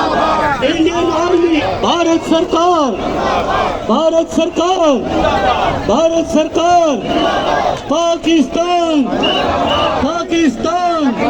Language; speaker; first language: Hindi; non-native, local second language; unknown